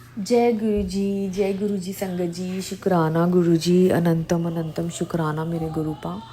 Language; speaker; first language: Hindi; native; Hindi